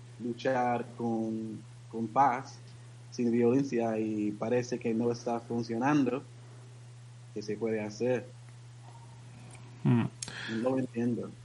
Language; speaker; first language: Spanish; non-native, learner; English